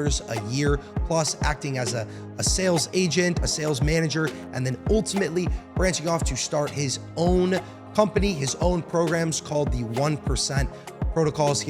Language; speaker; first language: English; native; English